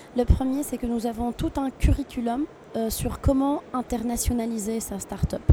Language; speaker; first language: French; non-native, local second language; Arabic